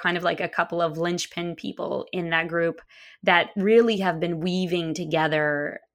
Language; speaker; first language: English; early bilingual, other home language; Russian